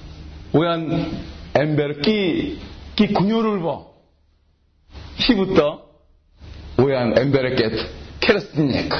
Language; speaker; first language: Hungarian; non-native, learner; Korean